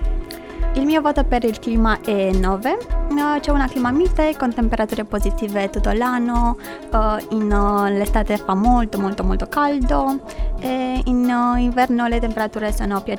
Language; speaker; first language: Italian; non-native, fluent; Romanian